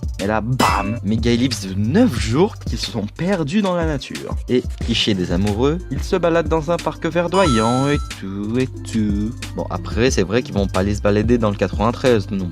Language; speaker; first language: French; native; French